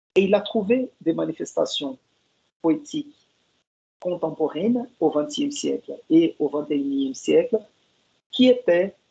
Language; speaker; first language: French; non-native, fluent; Portuguese